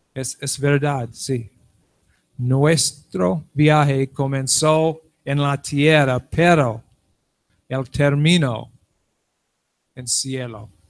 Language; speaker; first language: Spanish; non-native, learner; English